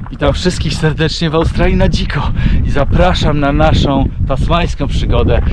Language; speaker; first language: Polish; native; Polish